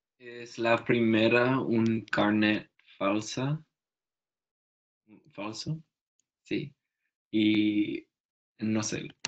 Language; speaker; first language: Spanish; non-native, learner; English